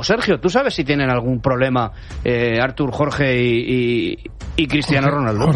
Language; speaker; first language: Spanish; native; Spanish